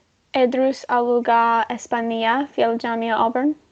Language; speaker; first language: Arabic; non-native, learner; English